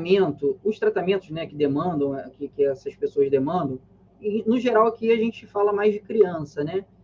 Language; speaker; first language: Portuguese; native; Portuguese